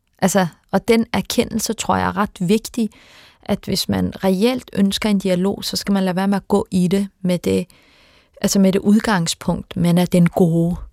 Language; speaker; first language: Danish; early bilingual, other home language; Turkish